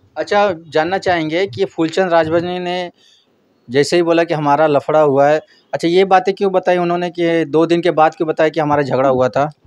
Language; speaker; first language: Hindi; native; Hindi